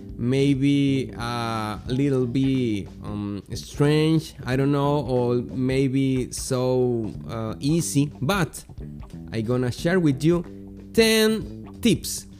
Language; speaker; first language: English; non-native, learner; Spanish